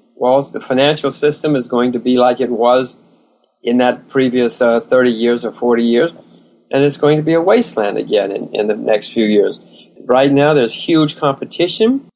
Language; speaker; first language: English; native; English